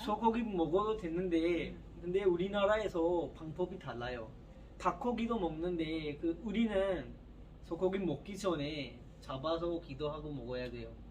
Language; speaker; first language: Korean; non-native, learner; Urdu